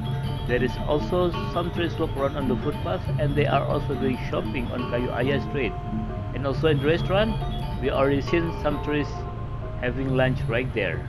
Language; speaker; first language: English; non-native, fluent; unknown